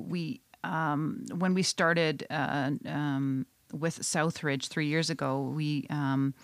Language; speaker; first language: English; non-native, fluent; Dutch